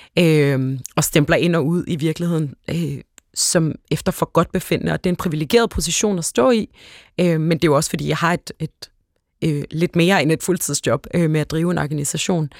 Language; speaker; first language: Danish; early bilingual, other home language; Arabic